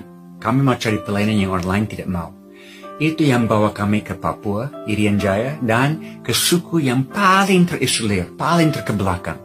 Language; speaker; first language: Indonesian; non-native, fluent; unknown